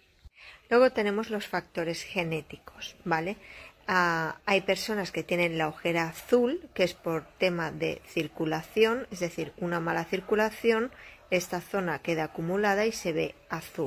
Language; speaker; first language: Spanish; native; Spanish